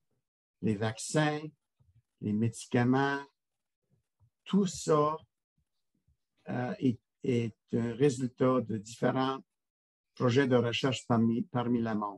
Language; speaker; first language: French; non-native, local second language; English